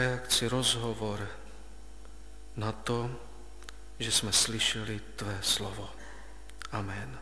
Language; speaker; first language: Czech; native; Czech